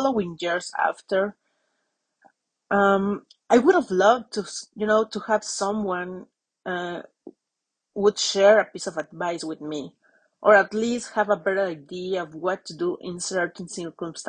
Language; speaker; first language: English; non-native, fluent; Spanish